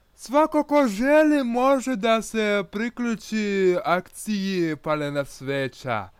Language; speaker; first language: Croatian; non-native, learner; Russian